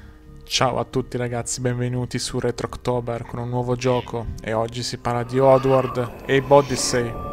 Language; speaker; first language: Italian; native; Italian